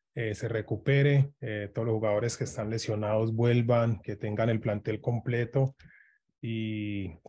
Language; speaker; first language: Spanish; native; Spanish